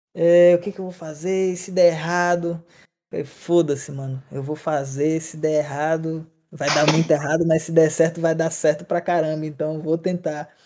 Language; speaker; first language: Portuguese; native; Portuguese